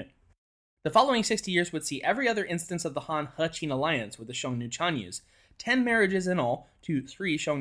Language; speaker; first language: English; native; English